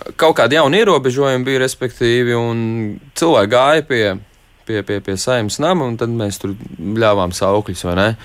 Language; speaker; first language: Latvian; native; Latvian